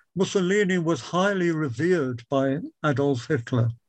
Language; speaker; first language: English; native; English